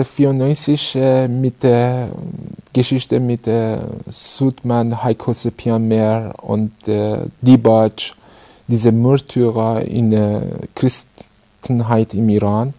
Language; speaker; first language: German; non-native, learner; Persian